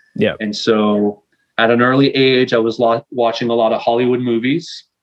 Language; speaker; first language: English; non-native, fluent; French